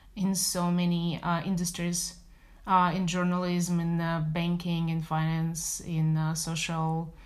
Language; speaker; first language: English; non-native, fluent; Russian